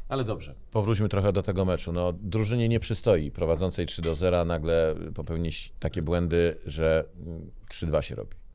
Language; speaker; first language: Polish; native; Polish